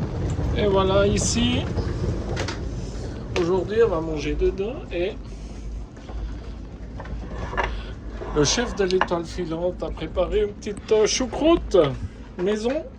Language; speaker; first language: French; native; French